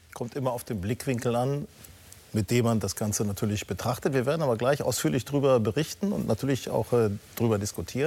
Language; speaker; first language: German; native; German